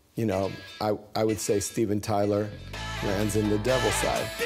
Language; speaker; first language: English; native; English